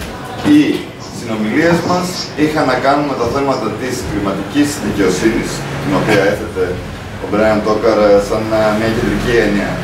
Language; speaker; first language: Greek; native; Greek